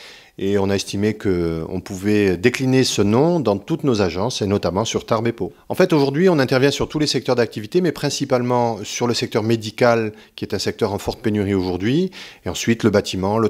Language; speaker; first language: French; native; French